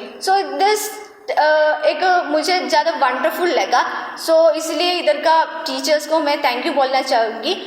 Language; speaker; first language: Hindi; non-native, local second language; Malayalam